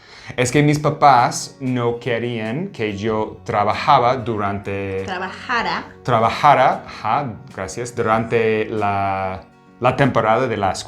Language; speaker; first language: Spanish; non-native, fluent; English